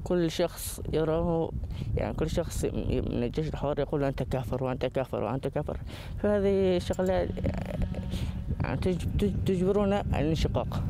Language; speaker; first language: Arabic; native; Arabic